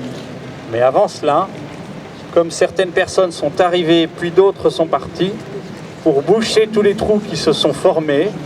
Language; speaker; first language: French; native; French